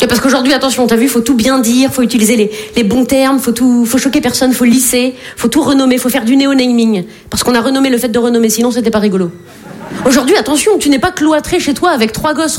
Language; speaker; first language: French; native; French